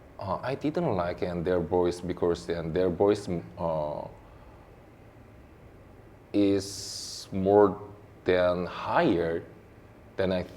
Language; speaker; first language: English; non-native, learner; Korean